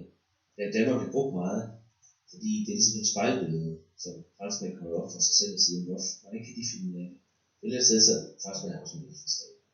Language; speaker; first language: Danish; native; Danish